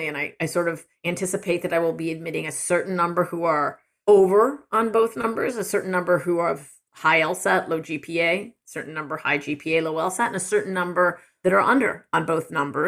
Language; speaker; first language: English; native; English